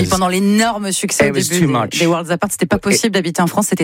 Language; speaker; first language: French; native; French